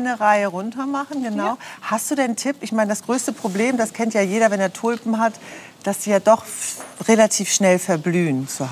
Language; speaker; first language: German; native; German